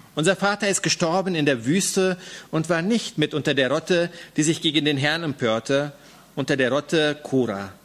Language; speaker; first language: German; native; German